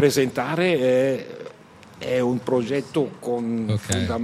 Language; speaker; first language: Italian; non-native, learner; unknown